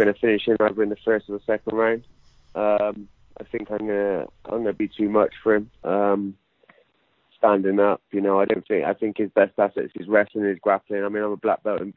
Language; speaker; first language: English; native; English